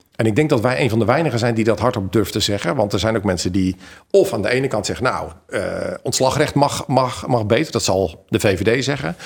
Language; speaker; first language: Dutch; native; Dutch